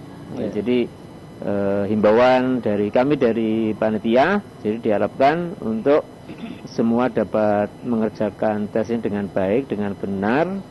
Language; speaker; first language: Indonesian; native; Indonesian